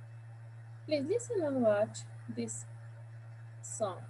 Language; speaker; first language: English; non-native, fluent; Spanish